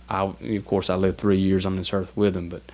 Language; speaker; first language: English; native; English